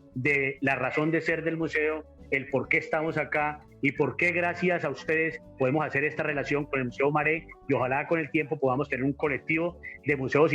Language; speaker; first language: Spanish; native; Spanish